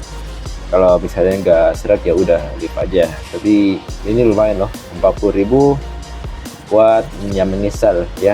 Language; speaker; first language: Indonesian; native; Indonesian